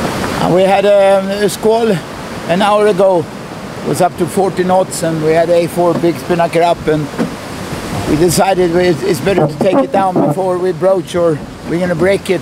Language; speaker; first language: English; non-native, fluent; Swedish